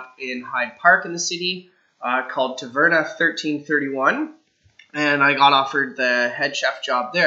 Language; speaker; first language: English; native; English